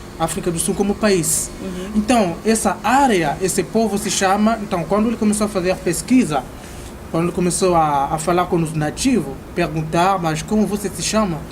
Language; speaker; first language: Portuguese; non-native, fluent; Kongo